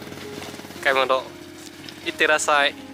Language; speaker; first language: Japanese; non-native, learner; Vietnamese